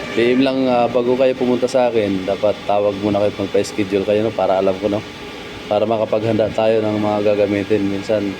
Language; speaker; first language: Filipino; non-native, local second language; Waray